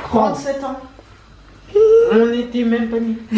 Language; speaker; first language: French; native; French